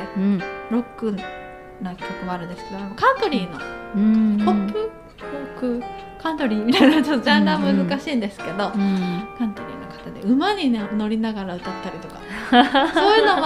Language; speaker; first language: Japanese; native; Japanese